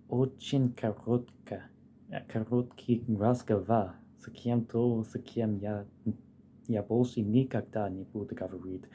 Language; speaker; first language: Russian; non-native, learner; English